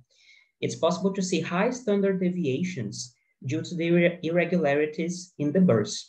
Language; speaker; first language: English; non-native, fluent; Portuguese